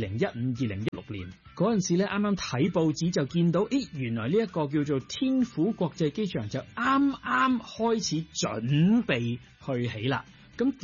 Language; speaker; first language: Cantonese; native; Cantonese